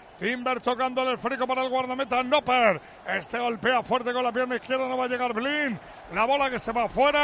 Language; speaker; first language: Spanish; native; Spanish